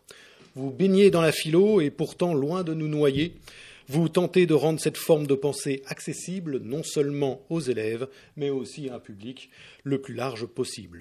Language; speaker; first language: French; native; French